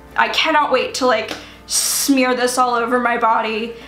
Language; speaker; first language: English; native; English